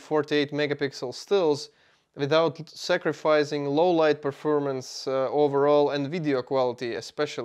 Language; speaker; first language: English; non-native, fluent; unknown